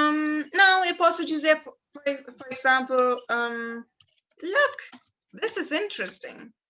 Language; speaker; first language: Portuguese; non-native, fluent; German